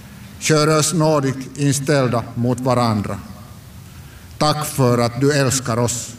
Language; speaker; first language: Swedish; non-native, local second language; Finnish